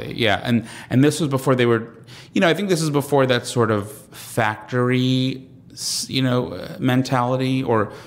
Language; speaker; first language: English; native; English